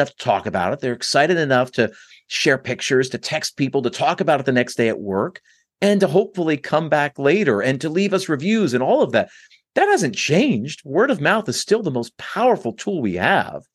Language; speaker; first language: English; native; English